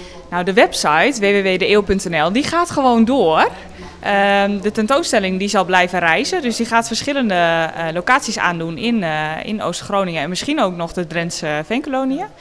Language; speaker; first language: Dutch; native; Dutch